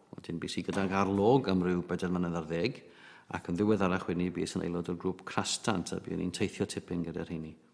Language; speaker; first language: Welsh; native; Welsh